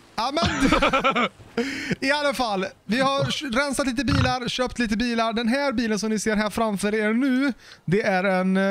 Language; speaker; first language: Swedish; native; Swedish